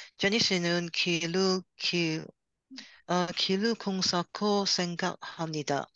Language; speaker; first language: Korean; non-native, learner; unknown